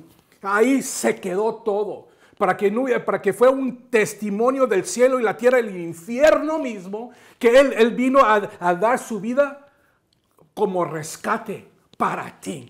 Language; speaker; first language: Spanish; native; Spanish